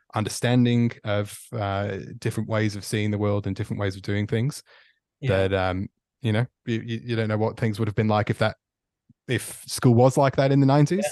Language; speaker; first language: English; native; English